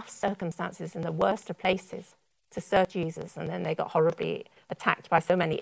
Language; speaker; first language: English; native; English